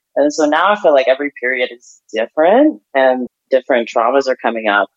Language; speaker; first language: English; early bilingual, other home language; Ukrainian